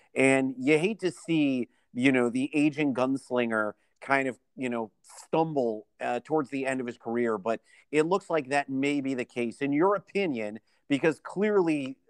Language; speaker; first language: English; native; English